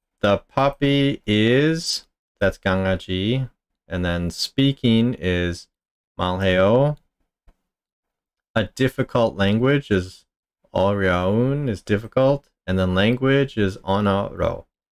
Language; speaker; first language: English; native; English